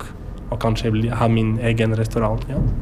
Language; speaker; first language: Swedish; non-native, learner; French